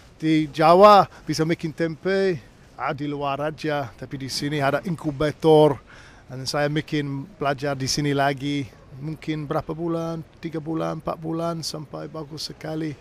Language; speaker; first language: Indonesian; non-native, learner; English